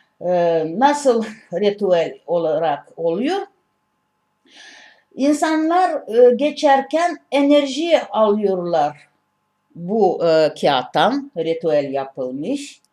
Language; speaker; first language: Turkish; non-native, learner; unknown